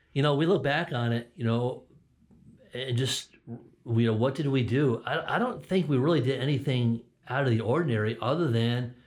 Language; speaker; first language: English; native; English